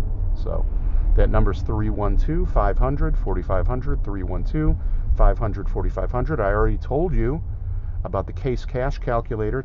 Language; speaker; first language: English; native; English